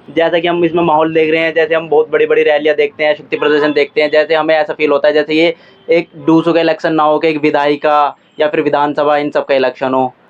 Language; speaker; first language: Hindi; native; Hindi